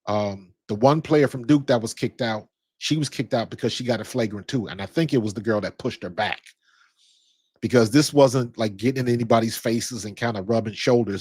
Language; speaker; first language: English; native; English